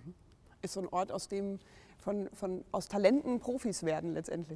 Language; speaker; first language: German; native; German